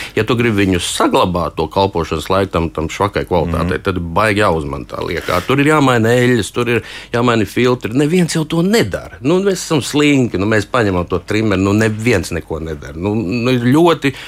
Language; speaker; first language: Latvian; native; Latvian